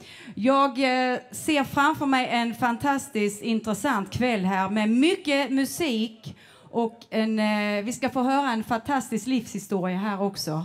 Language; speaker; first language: Swedish; native; Swedish